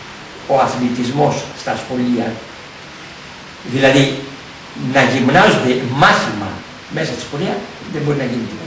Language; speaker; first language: Greek; native; Greek